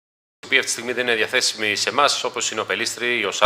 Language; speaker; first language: Greek; native; Greek